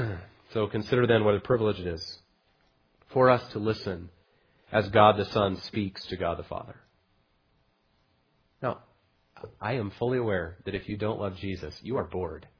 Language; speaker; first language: English; native; English